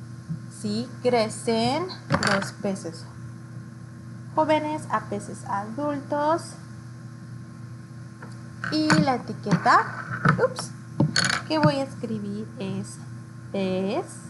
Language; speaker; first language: Spanish; early bilingual, heritage; Spanish